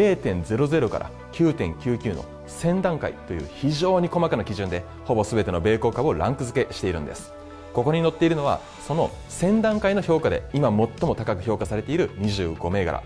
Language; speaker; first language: Japanese; native; Japanese